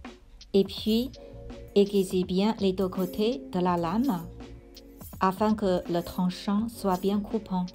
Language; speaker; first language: French; non-native, fluent; Chinese